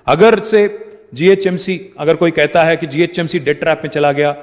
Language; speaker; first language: Hindi; non-native, local second language; Telugu